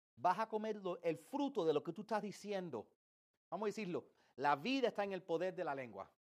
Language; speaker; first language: Spanish; early bilingual, heritage; English